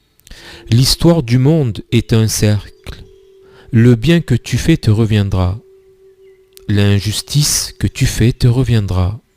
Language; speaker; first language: French; native; French